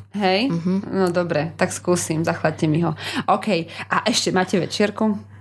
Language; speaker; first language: Slovak; native; Slovak